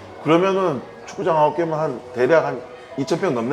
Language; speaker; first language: Korean; native; Korean